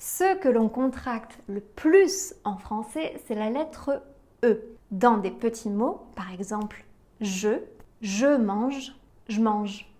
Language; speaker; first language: French; native; French